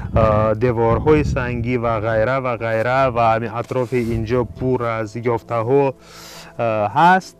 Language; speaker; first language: Persian; non-native, fluent; Russian